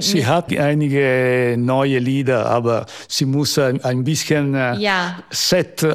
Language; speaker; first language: German; non-native, local second language; Italian